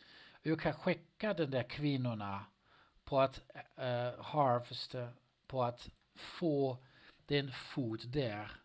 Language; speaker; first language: Swedish; non-native, learner; Dutch